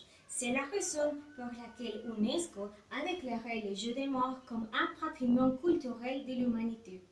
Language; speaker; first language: French; non-native, learner; Spanish